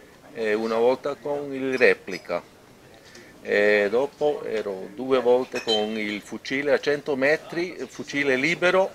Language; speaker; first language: Italian; non-native, local second language; German